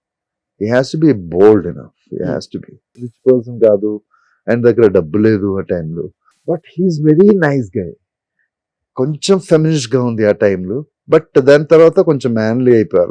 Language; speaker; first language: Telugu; non-native, fluent; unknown